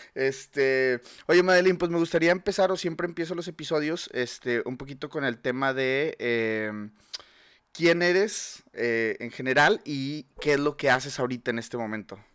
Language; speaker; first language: Spanish; native; Spanish